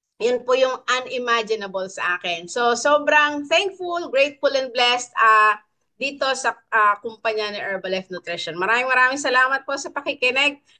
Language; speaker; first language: Filipino; native; Filipino